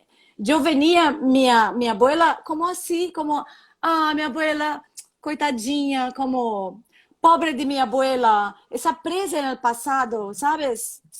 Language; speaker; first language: Spanish; non-native, learner; Portuguese